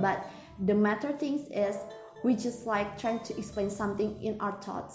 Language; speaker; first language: English; non-native, learner; Indonesian